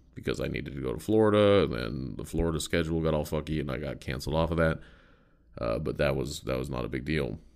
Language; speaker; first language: English; native; English